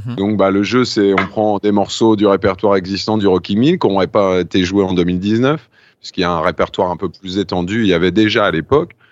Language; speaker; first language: French; native; French